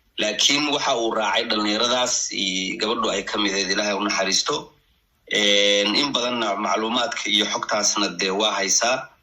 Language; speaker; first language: Somali; native; Somali